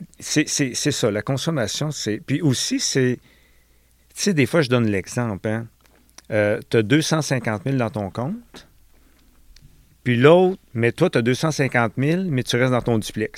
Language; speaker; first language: French; native; French